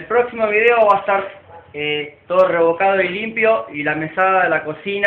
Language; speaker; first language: Spanish; native; Spanish